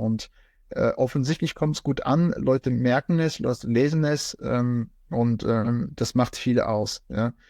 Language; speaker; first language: German; non-native, fluent; French